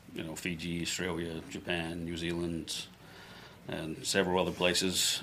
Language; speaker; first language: English; native; English